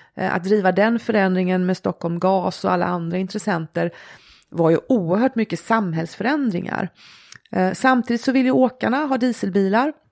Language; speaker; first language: Swedish; native; Swedish